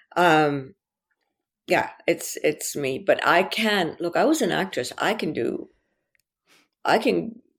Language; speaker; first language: English; early bilingual, other home language; French